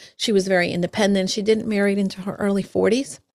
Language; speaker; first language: English; early bilingual, other home language; Spanish